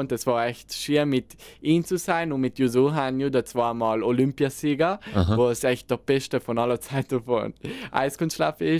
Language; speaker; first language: German; non-native, local second language; Italian